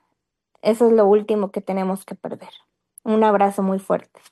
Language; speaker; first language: Spanish; native; Spanish